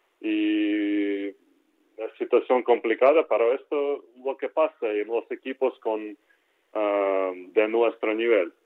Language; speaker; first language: Spanish; non-native, learner; Ukrainian